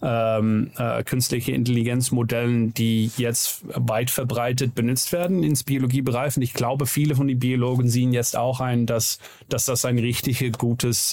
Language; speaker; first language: German; non-native, learner; Dutch